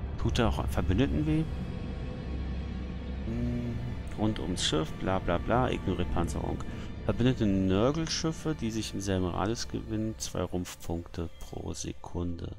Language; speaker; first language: German; native; German